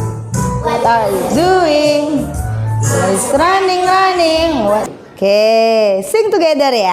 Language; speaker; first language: English; non-native, learner; Indonesian